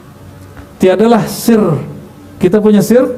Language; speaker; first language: Indonesian; native; Indonesian